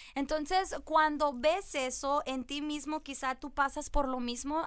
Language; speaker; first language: Spanish; early bilingual, other home language; English